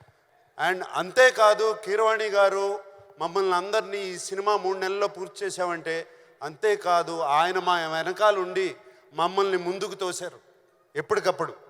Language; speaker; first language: Telugu; native; Telugu